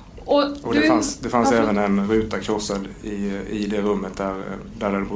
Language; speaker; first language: Swedish; native; Swedish